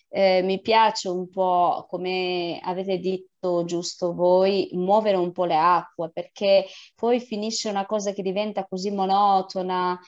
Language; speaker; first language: Italian; non-native, fluent; Albanian